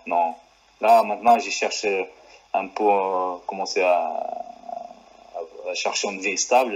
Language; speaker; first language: French; non-native, fluent; Portuguese